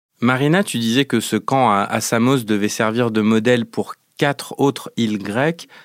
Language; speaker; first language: French; native; French